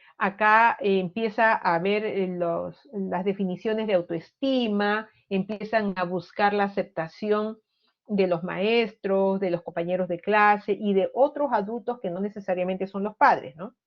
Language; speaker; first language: Spanish; native; Spanish